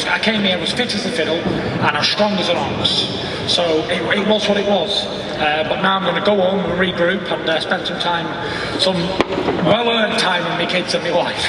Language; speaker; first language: English; native; English